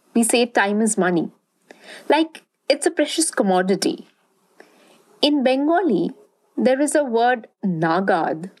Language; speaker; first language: English; non-native, local second language; Bangla